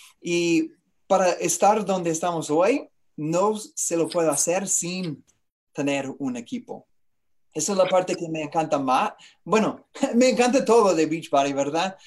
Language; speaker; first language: Spanish; non-native, learner; English